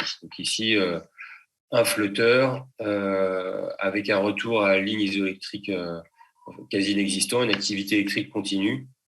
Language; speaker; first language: French; native; French